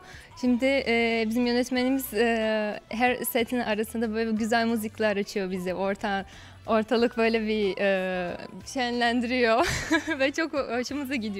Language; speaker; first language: Turkish; non-native, fluent; Portuguese